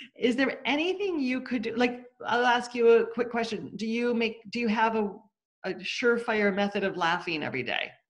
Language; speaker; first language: English; native; English